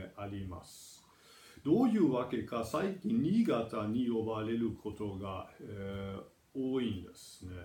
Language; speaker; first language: Japanese; non-native, fluent; German